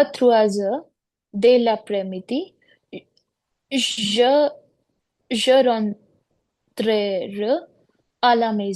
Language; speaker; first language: French; non-native, learner; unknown